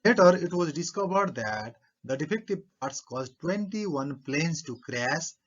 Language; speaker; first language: English; non-native, local second language; Nepali